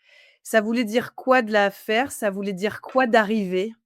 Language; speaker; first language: French; native; French